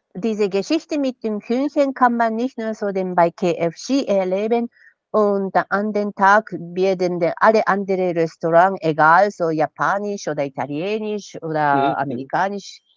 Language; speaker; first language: German; non-native, fluent; Japanese